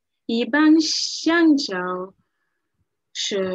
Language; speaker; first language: Chinese; non-native, learner; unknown